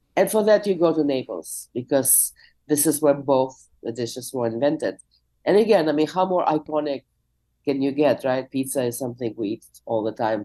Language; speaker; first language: English; non-native, fluent; Russian